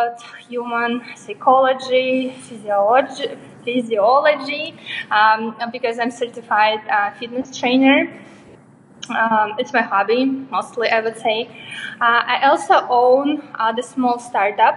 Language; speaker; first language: English; non-native, fluent; Russian